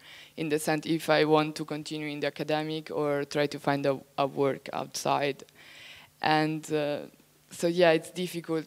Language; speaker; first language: English; non-native, fluent; Italian